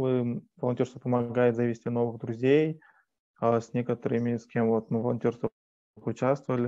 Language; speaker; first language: Russian; native; Russian